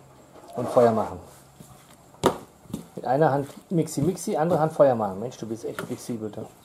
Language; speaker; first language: German; native; German